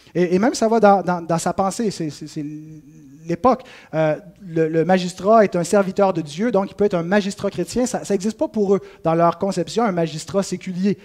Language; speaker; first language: French; native; French